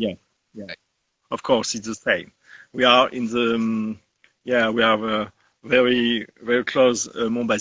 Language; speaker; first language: English; non-native, learner; French